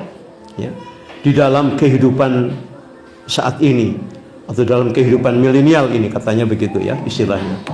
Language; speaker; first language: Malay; non-native, local second language; Javanese